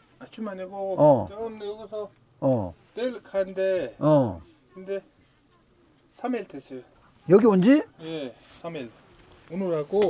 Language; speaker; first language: Korean; non-native, learner; Mongolian